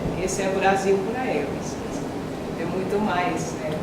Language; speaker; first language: Portuguese; non-native, fluent; Dutch